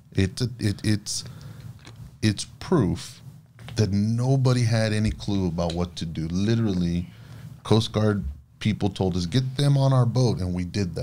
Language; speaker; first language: English; early bilingual, other home language; Spanish